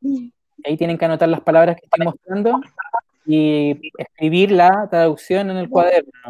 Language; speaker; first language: Spanish; native; Spanish